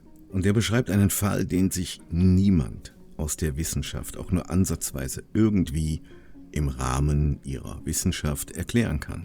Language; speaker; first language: German; native; German